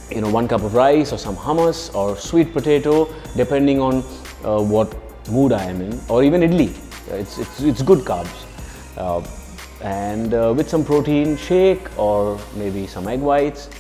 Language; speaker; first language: English; non-native, local second language; Hindi